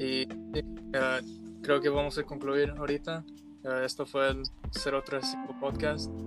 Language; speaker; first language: Spanish; early bilingual, heritage; Spanish